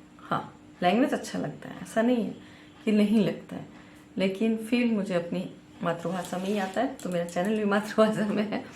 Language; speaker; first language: Hindi; native; Hindi